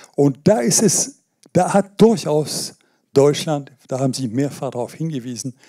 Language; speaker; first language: German; non-native, fluent; French